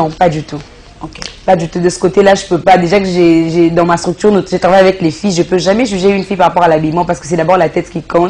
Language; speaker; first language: French; non-native, local second language; Lingala